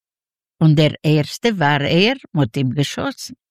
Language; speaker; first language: German; non-native, fluent; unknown